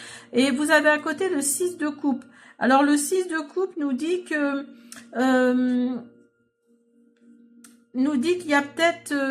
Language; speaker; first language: French; native; French